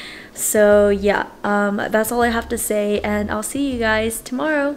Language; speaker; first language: English; native; English